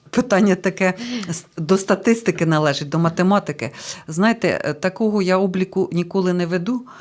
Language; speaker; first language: Ukrainian; native; Ukrainian